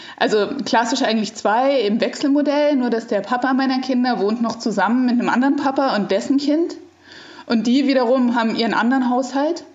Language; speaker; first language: German; native; German